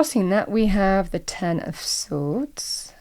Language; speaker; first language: English; native; English